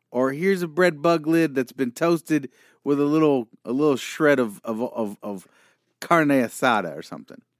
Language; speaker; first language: English; native; English